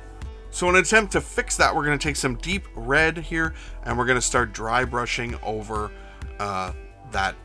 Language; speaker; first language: English; native; English